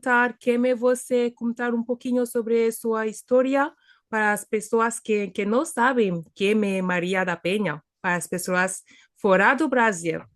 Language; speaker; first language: Portuguese; non-native, fluent; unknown